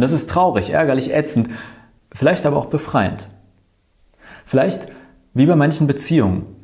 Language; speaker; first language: German; native; German